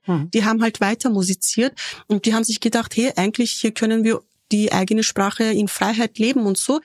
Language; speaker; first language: German; early bilingual, other home language; Turkish